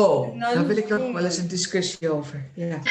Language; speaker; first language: Dutch; native; Dutch